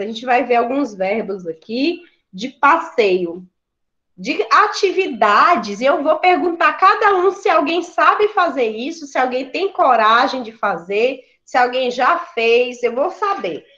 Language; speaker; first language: Portuguese; native; Portuguese